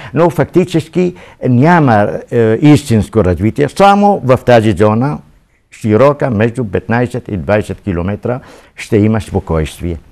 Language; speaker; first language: Bulgarian; non-native, fluent; Arabic